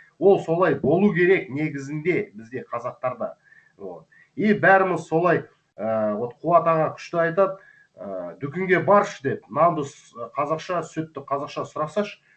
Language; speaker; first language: Kazakh; non-native, local second language; Russian